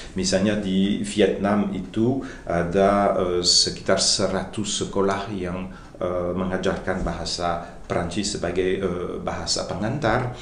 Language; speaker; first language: Indonesian; non-native, fluent; French